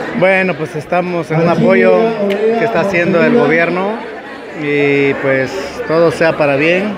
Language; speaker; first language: Spanish; native; Spanish